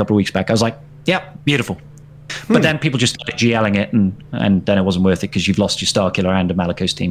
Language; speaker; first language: English; native; English